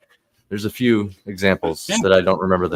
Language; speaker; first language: English; native; English